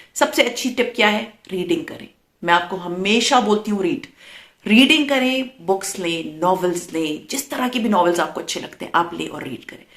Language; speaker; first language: Urdu; native; Urdu